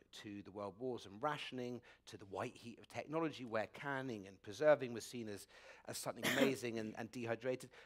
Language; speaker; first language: English; native; English